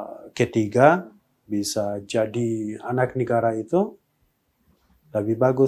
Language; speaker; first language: Indonesian; non-native, learner; Persian